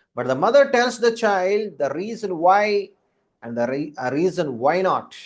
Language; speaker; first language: English; non-native, local second language; Telugu